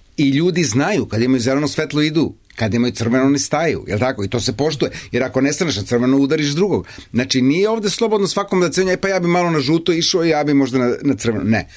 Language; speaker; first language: Serbian; native; Serbian